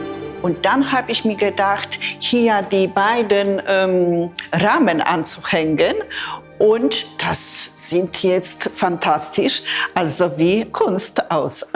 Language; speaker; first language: German; non-native, fluent; Polish